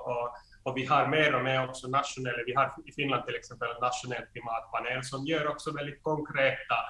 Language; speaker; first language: Swedish; non-native, fluent; Finnish